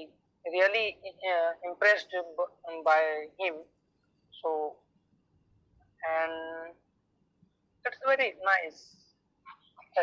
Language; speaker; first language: English; non-native, learner; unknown